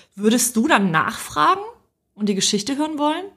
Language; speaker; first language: German; early bilingual, other home language; Polish